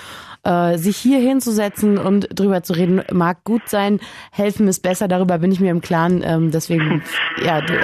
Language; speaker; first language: German; native; German